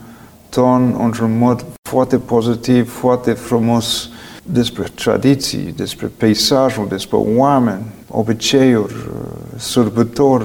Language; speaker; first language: Romanian; non-native, fluent; English